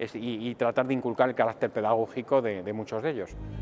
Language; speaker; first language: Spanish; native; Spanish